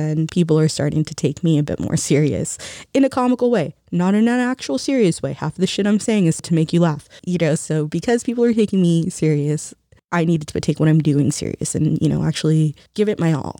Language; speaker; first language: English; early bilingual, other home language; Spanish